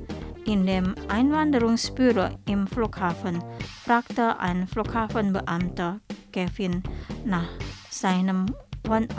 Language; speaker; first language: German; non-native, fluent; Indonesian